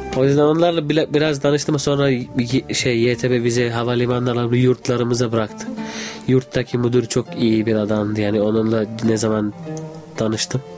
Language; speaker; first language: Turkish; non-native, fluent; Urdu